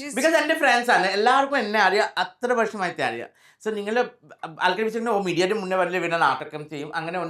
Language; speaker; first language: Malayalam; non-native, fluent; Assamese